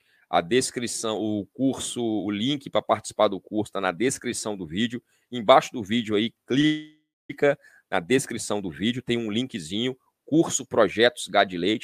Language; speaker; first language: Portuguese; native; Portuguese